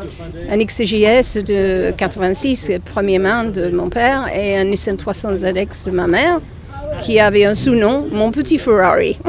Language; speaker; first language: French; non-native, fluent; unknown